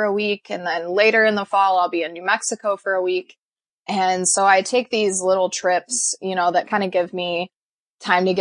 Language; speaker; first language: English; native; English